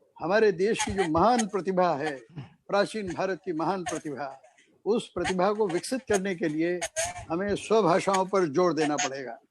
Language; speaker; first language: Hindi; native; Hindi